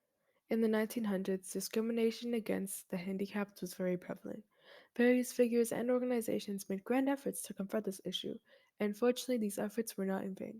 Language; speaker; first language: English; native; English